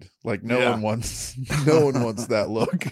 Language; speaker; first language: English; native; English